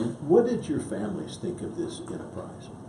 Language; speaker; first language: English; native; English